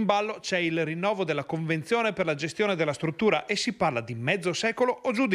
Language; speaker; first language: Italian; native; Italian